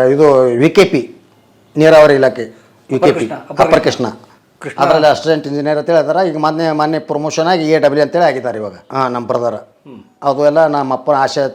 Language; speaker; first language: Kannada; native; Kannada